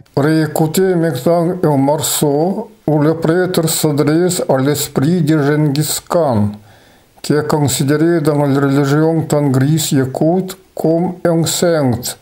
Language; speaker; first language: French; non-native, fluent; Yakut